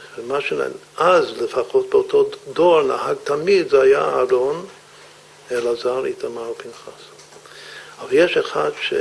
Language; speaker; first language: Hebrew; non-native, fluent; English